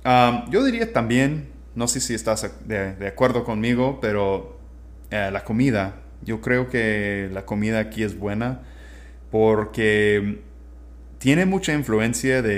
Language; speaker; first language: Spanish; non-native, fluent; English